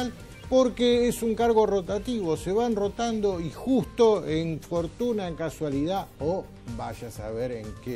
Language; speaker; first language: Spanish; native; Spanish